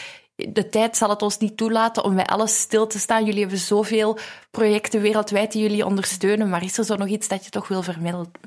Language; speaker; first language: Dutch; native; Dutch